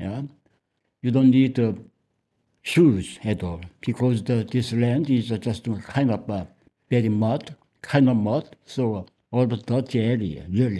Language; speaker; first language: English; non-native, learner; Korean